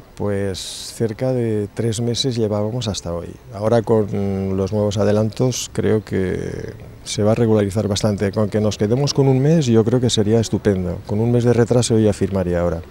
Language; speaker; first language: Spanish; native; Spanish